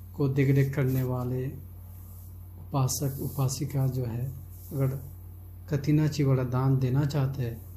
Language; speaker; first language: Hindi; non-native, local second language; Chakma